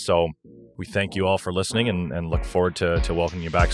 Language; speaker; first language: English; native; English